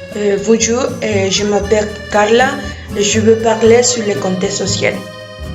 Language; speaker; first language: French; non-native, learner; Spanish